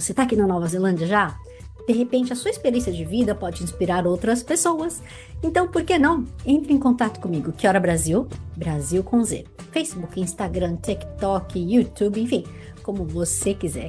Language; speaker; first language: Portuguese; native; Portuguese